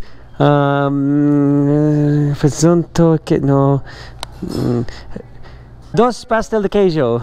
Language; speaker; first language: Portuguese; non-native, learner; English